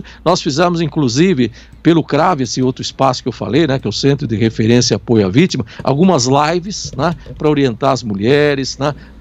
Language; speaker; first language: Portuguese; native; Portuguese